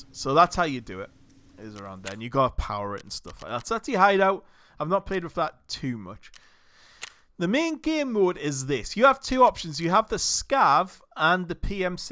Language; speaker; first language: English; native; English